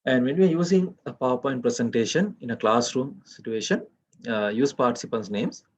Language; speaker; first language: English; non-native, local second language; Sinhala